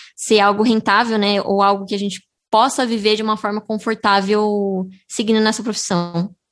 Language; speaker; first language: Portuguese; native; Portuguese